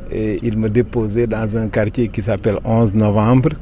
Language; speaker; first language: French; non-native, local second language; Wolof